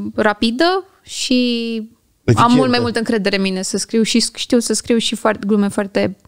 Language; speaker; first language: Romanian; native; Romanian